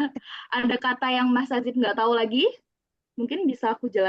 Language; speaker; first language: Indonesian; native; Indonesian